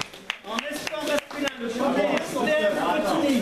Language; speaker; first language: French; native; French